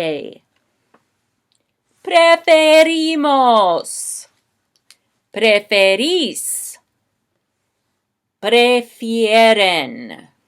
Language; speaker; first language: Spanish; non-native, fluent; English